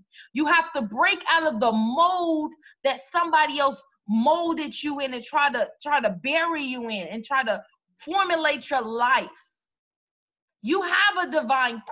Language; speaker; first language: English; native; English